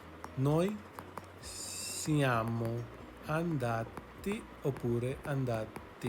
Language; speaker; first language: Italian; non-native, learner; English